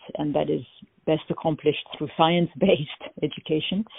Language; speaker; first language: English; non-native, fluent; French